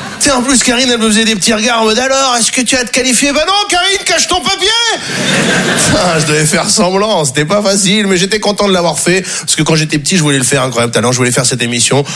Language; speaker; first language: French; native; French